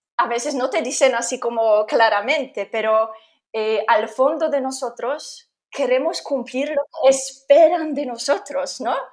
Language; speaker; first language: Spanish; non-native, fluent; Polish